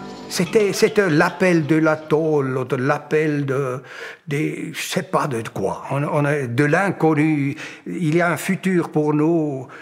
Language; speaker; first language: French; non-native, local second language; German